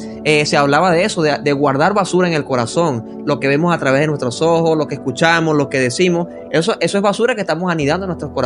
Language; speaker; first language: Spanish; native; Spanish